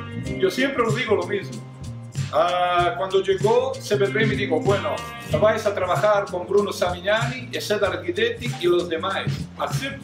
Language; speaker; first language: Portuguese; non-native, learner; Croatian